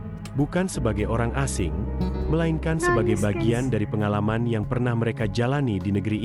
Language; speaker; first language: Indonesian; native; Indonesian